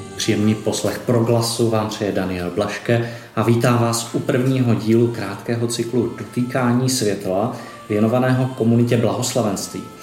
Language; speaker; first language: Czech; native; Czech